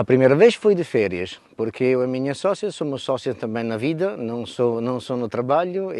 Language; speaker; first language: Portuguese; non-native, fluent; Italian